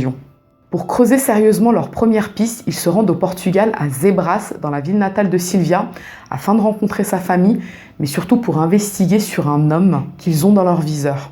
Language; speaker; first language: French; native; French